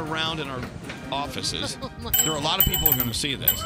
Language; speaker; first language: English; native; English